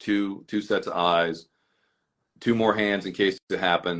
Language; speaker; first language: English; native; English